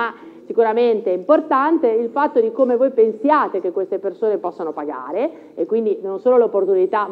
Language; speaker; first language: Italian; native; Italian